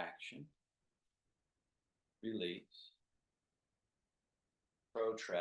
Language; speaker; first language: English; native; English